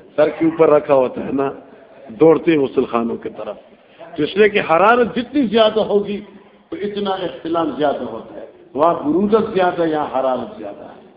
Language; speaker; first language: Urdu; non-native, local second language; Northern Hindko